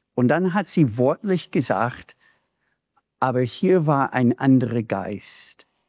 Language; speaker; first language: German; non-native, fluent; English